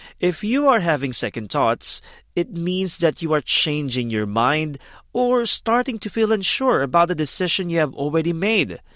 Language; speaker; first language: English; non-native, fluent; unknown